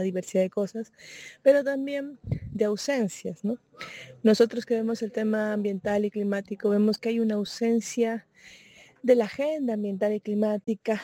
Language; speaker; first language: Spanish; native; Spanish